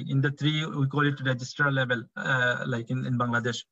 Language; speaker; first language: English; non-native, local second language; Bangla